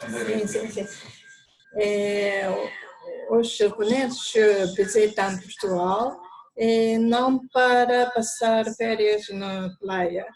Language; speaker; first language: Portuguese; non-native, learner; Japanese